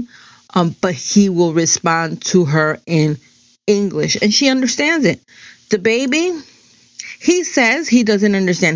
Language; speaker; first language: English; early bilingual, other home language; Spanish